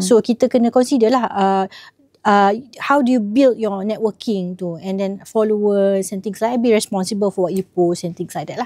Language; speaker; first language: English; non-native, local second language; Malay